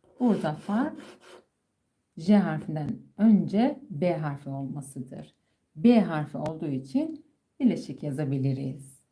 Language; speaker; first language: Turkish; non-native, fluent; Persian